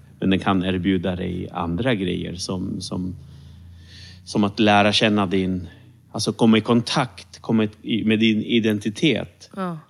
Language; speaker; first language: Swedish; early bilingual, other home language; Romany